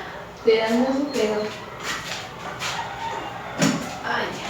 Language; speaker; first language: Spanish; non-native, learner; Haitian Creole